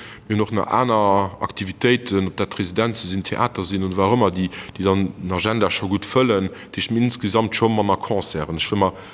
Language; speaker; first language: Luxembourgish; native; Luxembourgish